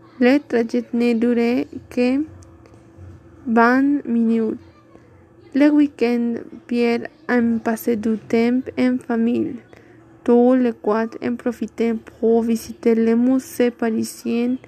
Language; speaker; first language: French; non-native, learner; Spanish